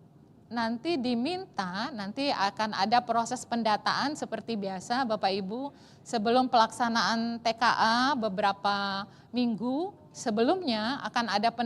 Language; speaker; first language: Indonesian; native; Indonesian